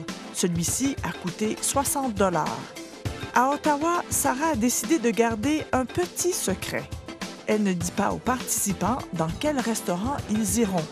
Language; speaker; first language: French; native; French